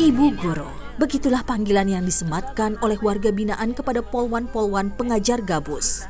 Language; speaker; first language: Indonesian; native; Indonesian